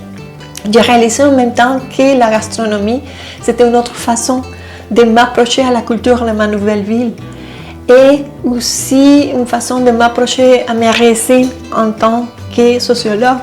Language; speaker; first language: French; non-native, fluent; Spanish